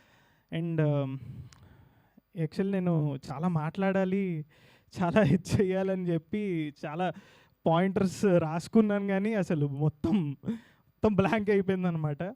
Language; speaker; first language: Telugu; native; Telugu